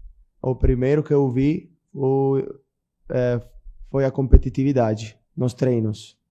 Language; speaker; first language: Portuguese; non-native, fluent; Italian